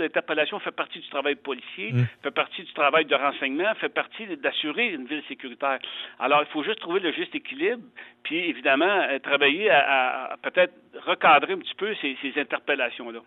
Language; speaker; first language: French; native; French